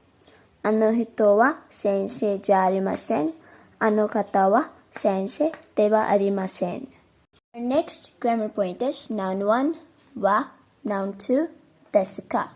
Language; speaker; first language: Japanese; non-native, fluent; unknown